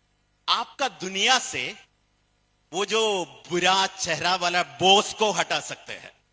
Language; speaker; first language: Hindi; non-native, fluent; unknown